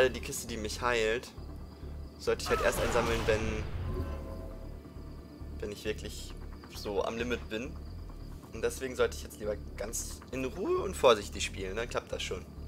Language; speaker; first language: German; native; German